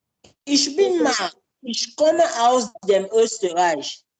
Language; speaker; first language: German; non-native, learner; French